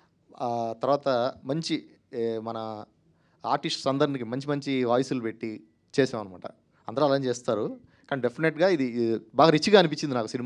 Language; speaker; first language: Telugu; native; Telugu